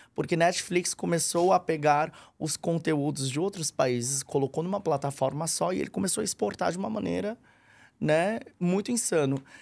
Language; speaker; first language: Portuguese; early bilingual, other home language; Korean